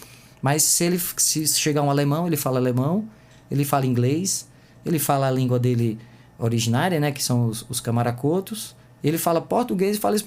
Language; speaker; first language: Portuguese; native; Portuguese